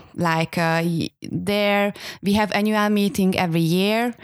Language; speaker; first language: English; non-native, fluent; Hungarian